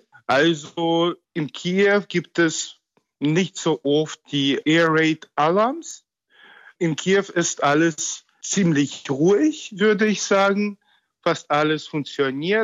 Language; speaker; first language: German; non-native, fluent; Ukrainian